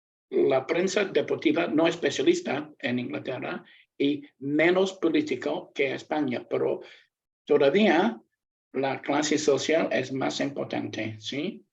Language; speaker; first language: Spanish; non-native, learner; English